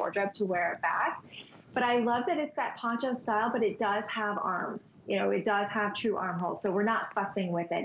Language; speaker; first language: English; native; English